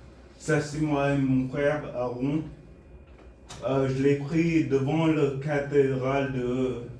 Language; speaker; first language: French; non-native, fluent; Bulgarian